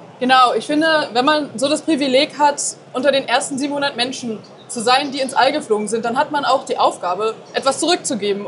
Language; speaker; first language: German; native; German